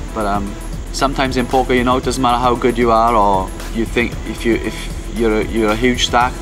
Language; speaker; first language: English; native; English